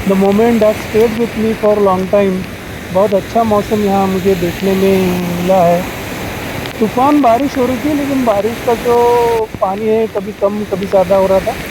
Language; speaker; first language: Hindi; non-native, local second language; Marathi